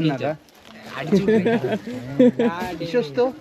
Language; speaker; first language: Russian; non-native, learner; Tamil